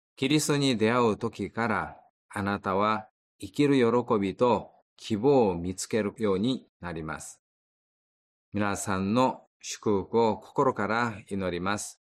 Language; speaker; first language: Japanese; non-native, fluent; Korean